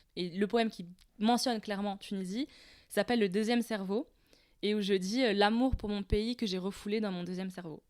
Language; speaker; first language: French; non-native, local second language; Arabic